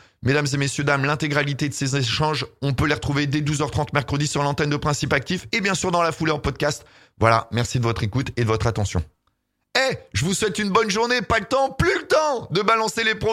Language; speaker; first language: French; native; French